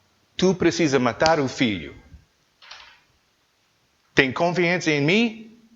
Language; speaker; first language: Portuguese; non-native, learner; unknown